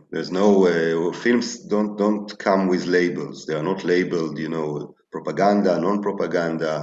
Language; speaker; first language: English; non-native, fluent; Hebrew